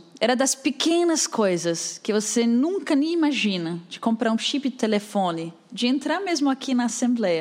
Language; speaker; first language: Portuguese; non-native, fluent; Arabic